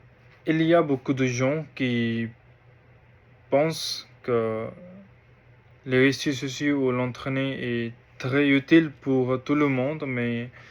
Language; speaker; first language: French; non-native, learner; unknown